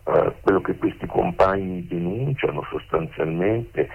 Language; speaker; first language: Italian; native; Italian